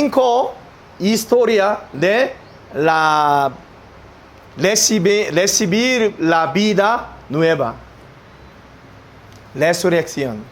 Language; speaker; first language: Spanish; non-native, learner; Korean